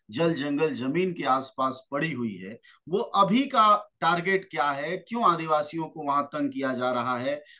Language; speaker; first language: Hindi; native; Hindi